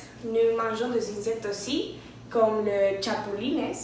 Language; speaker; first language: French; non-native, learner; Spanish